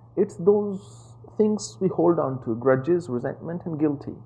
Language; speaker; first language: English; non-native, local second language; Punjabi